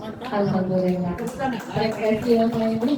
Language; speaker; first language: Indonesian; native; Indonesian